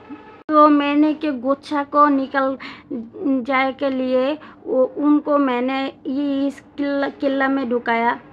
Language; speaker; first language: Hindi; non-native, learner; Bangla